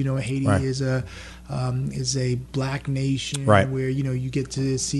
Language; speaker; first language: English; early bilingual, other home language; French